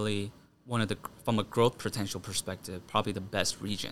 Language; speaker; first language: English; native; English